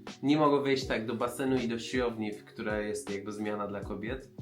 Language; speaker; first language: Polish; non-native, fluent; Persian